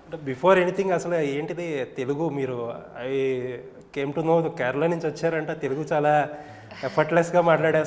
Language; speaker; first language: Telugu; native; Telugu